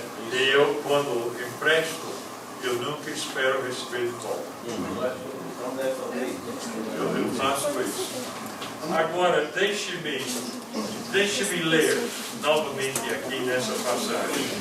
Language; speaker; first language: Portuguese; non-native, fluent; English